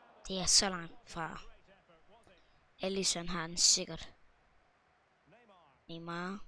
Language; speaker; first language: Danish; native; Danish